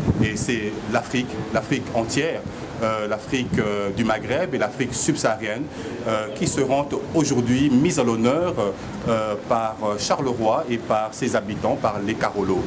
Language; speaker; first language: French; non-native, local second language; Lingala